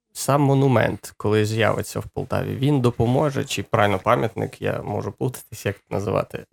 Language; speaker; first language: Ukrainian; native; Ukrainian